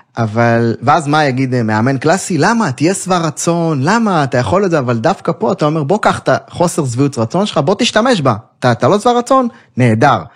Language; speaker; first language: Hebrew; native; Hebrew